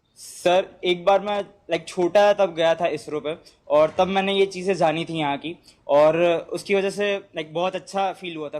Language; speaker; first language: Hindi; non-native, local second language; Gujarati